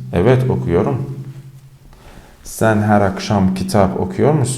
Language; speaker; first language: Turkish; non-native, fluent; Persian